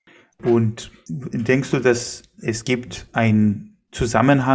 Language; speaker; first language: German; non-native, fluent; Hebrew